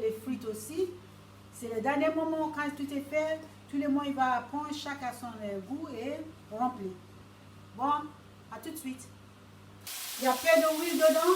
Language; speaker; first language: French; non-native, fluent; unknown